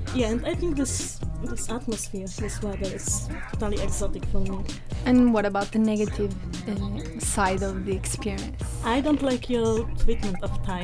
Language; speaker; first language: English; non-native, learner; Polish